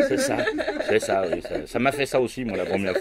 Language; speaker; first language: French; native; French